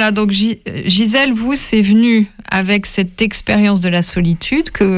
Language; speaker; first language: French; native; French